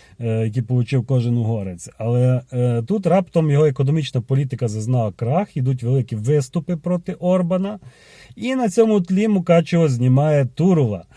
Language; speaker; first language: Ukrainian; native; Ukrainian